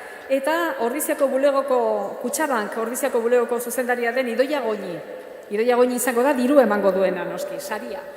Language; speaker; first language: Basque; native; Basque